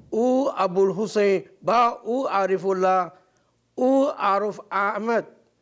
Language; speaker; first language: Burmese; non-native, local second language; Rohingya